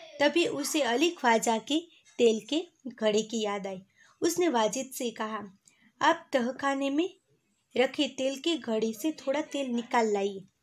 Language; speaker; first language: Hindi; non-native, local second language; Gujarati